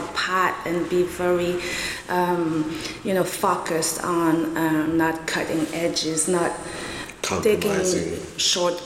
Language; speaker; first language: English; non-native, local second language; Kinyarwanda